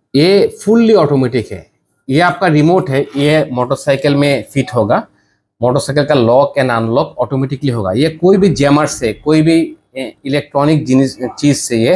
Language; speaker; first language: Hindi; non-native, learner; Bangla